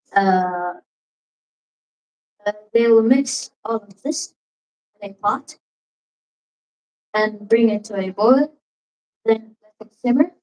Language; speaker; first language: English; non-native, learner; Arabic